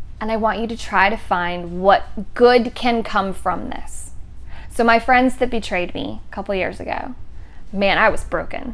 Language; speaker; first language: English; native; English